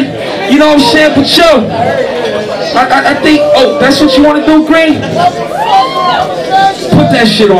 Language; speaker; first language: English; native; English